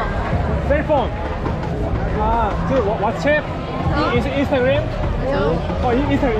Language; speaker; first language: Spanish; non-native, learner; Korean